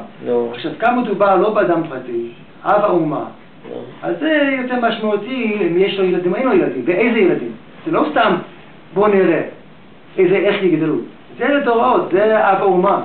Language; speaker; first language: Hebrew; non-native, fluent; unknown